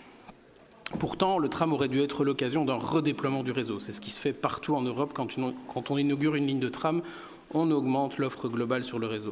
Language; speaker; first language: French; native; French